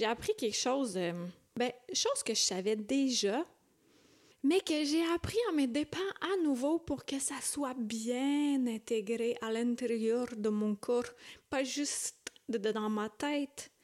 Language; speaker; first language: French; native; French